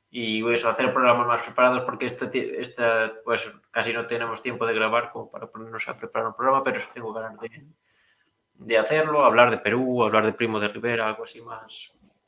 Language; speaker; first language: Spanish; native; Spanish